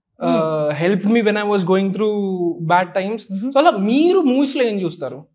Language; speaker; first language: Telugu; native; Telugu